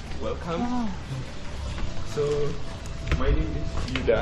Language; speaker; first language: English; non-native, learner; Indonesian